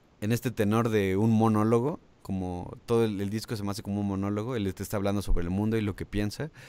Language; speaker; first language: Spanish; native; Spanish